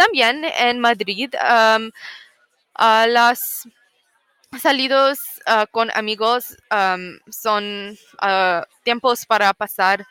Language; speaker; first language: Spanish; non-native, learner; English